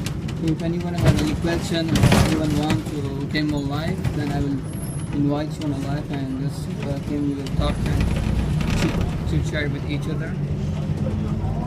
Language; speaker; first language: English; non-native, fluent; Urdu